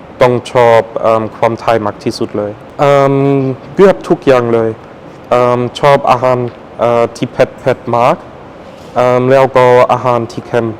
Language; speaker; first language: Thai; non-native, fluent; German